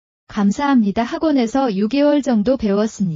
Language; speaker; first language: Korean; non-native, learner; Nepali